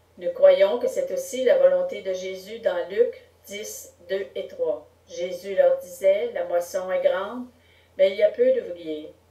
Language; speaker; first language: French; native; French